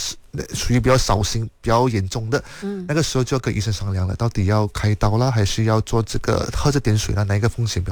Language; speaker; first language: Chinese; native; Chinese